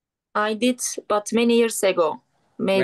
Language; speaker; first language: English; non-native, learner; Turkish